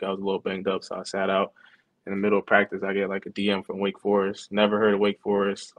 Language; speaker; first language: English; native; English